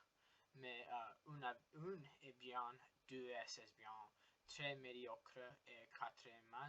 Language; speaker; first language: French; non-native, learner; English